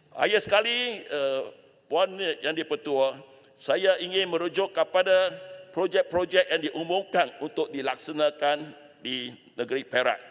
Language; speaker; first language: Malay; non-native, local second language; Chinese